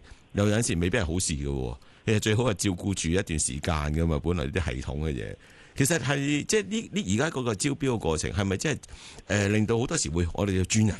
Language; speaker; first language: Cantonese; native; Cantonese